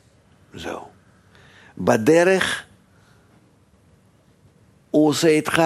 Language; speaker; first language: Hebrew; non-native, fluent; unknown